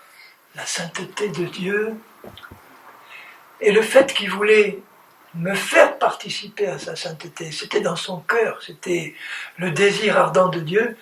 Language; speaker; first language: French; native; French